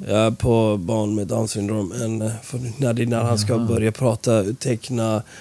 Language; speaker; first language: Swedish; non-native, fluent; Persian